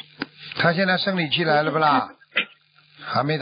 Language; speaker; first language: Chinese; native; Chinese